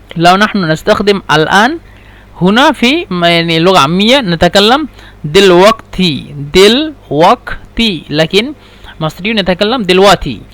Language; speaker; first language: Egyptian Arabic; non-native, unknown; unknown